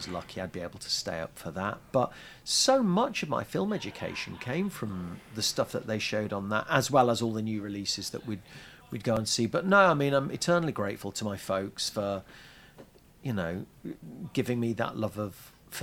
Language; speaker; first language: English; native; English